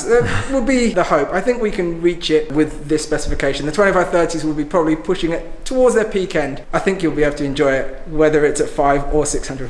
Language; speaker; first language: English; native; English